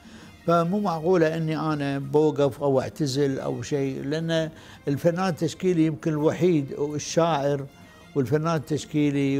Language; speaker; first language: Arabic; native; Arabic